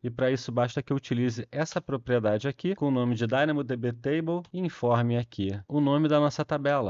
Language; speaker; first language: Portuguese; native; Portuguese